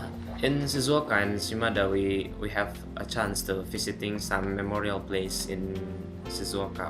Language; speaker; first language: English; non-native, local second language; Indonesian